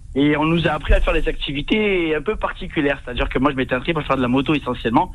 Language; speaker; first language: French; native; French